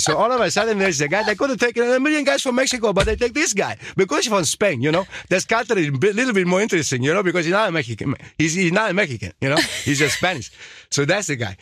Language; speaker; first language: English; non-native, fluent; German